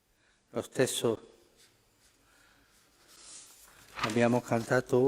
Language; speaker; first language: Italian; non-native, fluent; Spanish